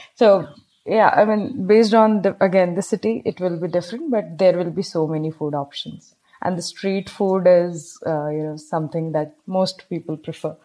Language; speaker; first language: English; non-native, local second language; Hindi